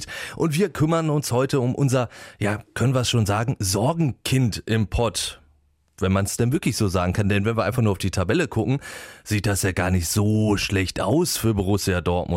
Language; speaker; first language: German; native; German